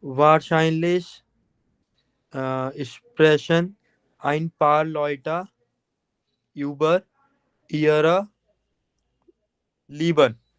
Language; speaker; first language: German; non-native, fluent; Hindi